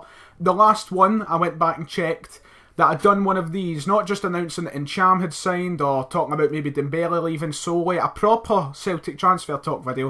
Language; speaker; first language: English; native; English